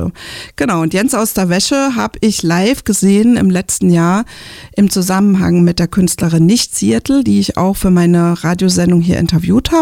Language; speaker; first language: German; native; German